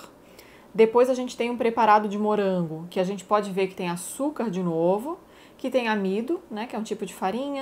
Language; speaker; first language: Portuguese; native; Portuguese